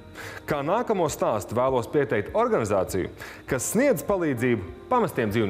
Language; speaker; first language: Latvian; native; Latvian